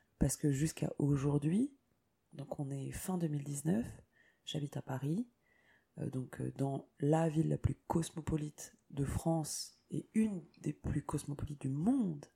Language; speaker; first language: French; native; French